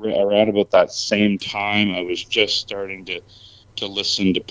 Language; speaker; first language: English; native; English